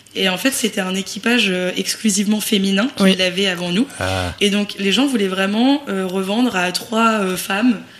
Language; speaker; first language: French; native; French